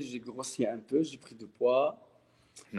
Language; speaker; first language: French; non-native, local second language; Arabic